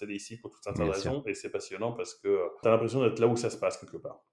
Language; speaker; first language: French; native; French